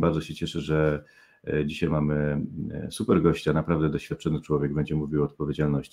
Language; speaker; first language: Polish; native; Polish